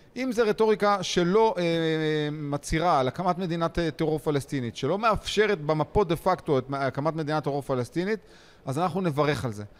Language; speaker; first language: Hebrew; native; Hebrew